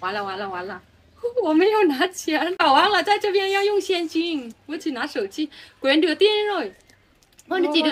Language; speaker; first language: Chinese; non-native, fluent; Vietnamese